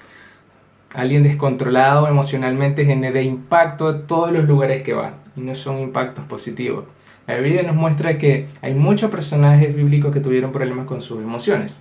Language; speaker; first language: Spanish; native; Spanish